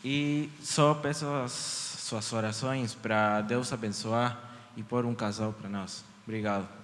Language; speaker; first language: Portuguese; early bilingual, heritage; Portuguese